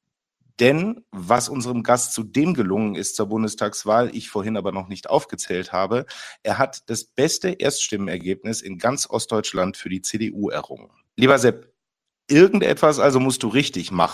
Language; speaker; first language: German; native; German